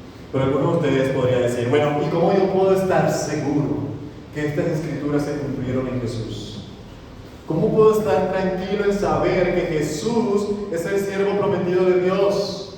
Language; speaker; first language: Spanish; native; Spanish